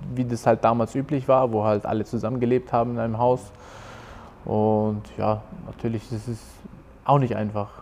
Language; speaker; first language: German; early bilingual, other home language; Albanian